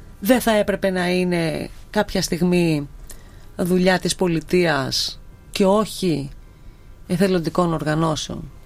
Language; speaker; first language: Greek; native; Greek